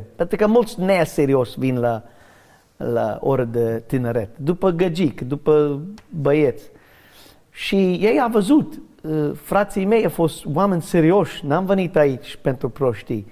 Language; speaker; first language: Romanian; non-native, learner; English